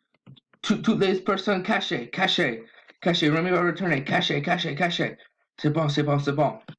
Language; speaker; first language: French; non-native, learner; English